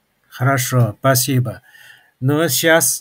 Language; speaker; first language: Russian; non-native, fluent; Chinese